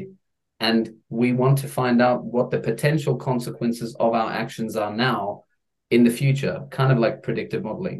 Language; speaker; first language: English; native; English